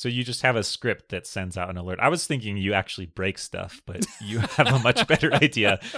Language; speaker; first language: English; native; English